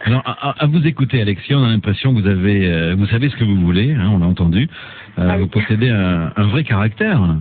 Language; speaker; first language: French; native; French